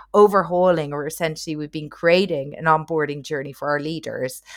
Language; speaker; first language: English; native; English